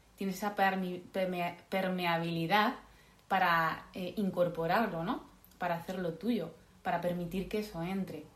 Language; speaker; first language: Spanish; native; Spanish